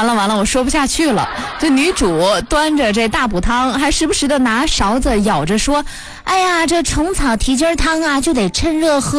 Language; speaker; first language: Chinese; native; Chinese